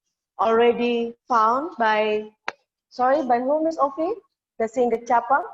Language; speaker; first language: English; non-native, learner; Indonesian